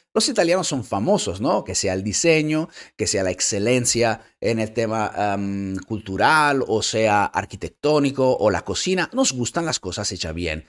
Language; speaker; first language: Spanish; non-native, fluent; Italian